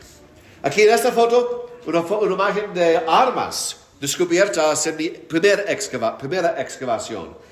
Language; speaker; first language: Spanish; non-native, fluent; English